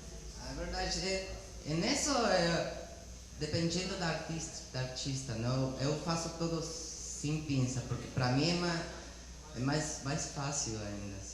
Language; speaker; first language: Portuguese; non-native, learner; Spanish